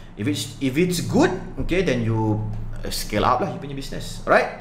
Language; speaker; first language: English; non-native, local second language; Malay